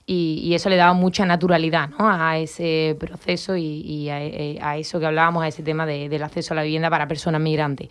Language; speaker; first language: Spanish; native; Spanish